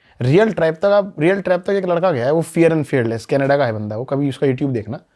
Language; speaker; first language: Hindi; native; Hindi